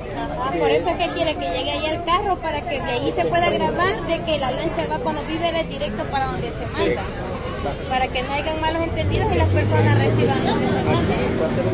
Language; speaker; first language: Spanish; native; Spanish